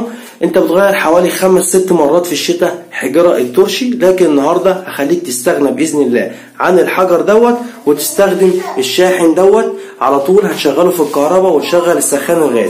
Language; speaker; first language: Arabic; native; Arabic